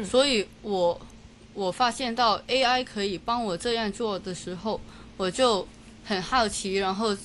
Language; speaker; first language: Chinese; non-native, local second language; Cantonese